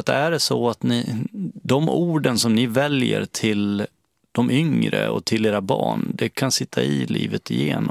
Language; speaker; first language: Swedish; native; Swedish